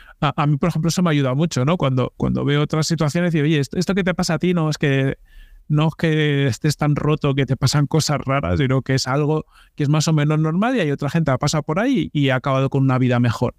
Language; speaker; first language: Spanish; native; Spanish